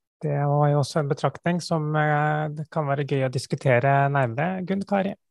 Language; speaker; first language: Norwegian; native; Norwegian